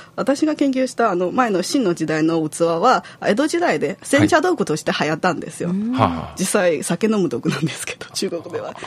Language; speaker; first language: Japanese; non-native, fluent; Chinese